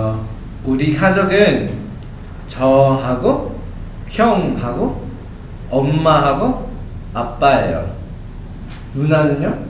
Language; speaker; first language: Korean; early bilingual, heritage; Korean